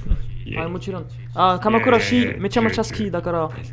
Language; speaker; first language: Japanese; non-native, learner; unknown